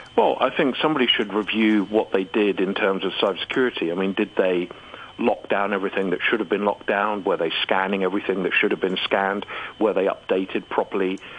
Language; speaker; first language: English; native; English